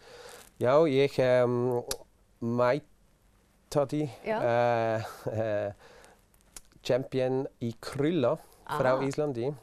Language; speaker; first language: Icelandic; non-native, learner; German